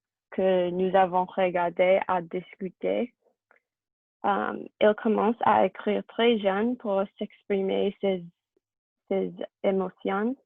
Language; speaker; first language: French; non-native, learner; English